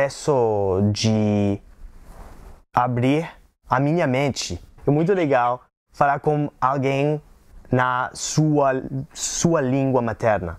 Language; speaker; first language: Portuguese; non-native, learner; English